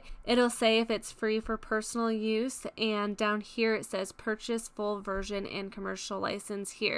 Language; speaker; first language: English; native; English